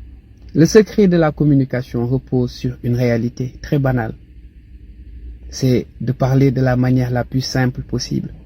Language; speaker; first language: French; non-native, local second language; Wolof